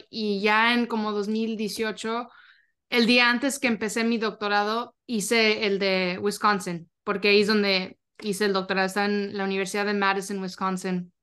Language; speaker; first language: Spanish; early bilingual, heritage; Spanish